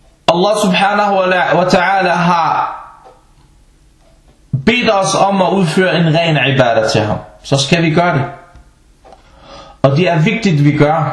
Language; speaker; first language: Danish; non-native, fluent; Arabic